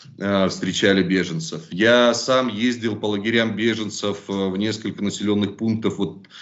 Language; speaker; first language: Russian; native; Russian